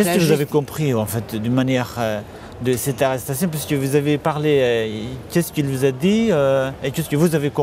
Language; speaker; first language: French; non-native, fluent; Kurdish